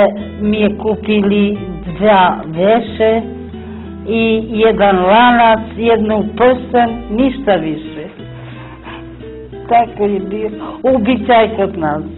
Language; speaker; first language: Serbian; non-native, local second language; Romany